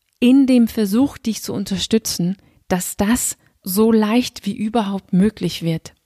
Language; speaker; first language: German; non-native, fluent; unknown